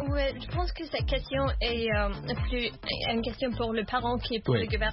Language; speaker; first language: French; non-native, learner; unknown